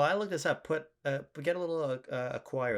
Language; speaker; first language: English; native; English